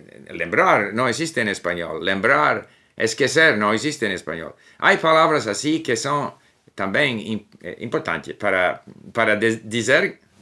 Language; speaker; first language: Portuguese; non-native, learner; English